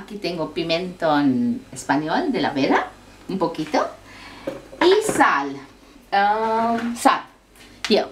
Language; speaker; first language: Spanish; non-native, fluent; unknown